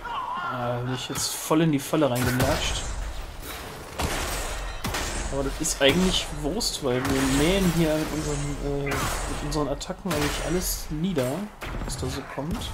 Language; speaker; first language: German; native; German